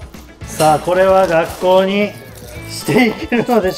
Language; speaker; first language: Japanese; native; Japanese